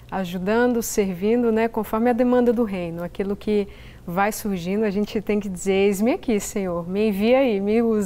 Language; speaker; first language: Portuguese; native; Portuguese